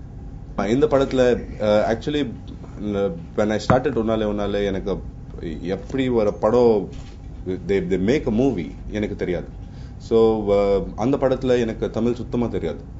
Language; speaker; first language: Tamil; non-native, learner; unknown